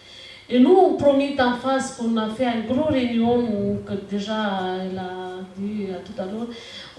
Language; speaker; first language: French; non-native, learner; Romanian